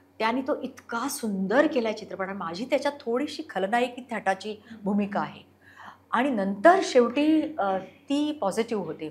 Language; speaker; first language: Marathi; non-native, local second language; Konkani